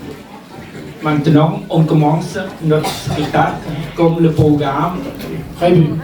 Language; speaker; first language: French; non-native, fluent; Khmer